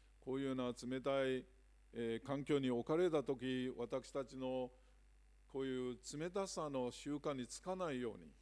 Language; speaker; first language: Japanese; non-native, fluent; Chinese